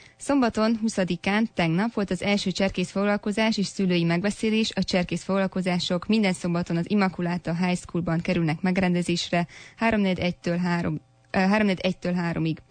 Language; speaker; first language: Hungarian; native; Hungarian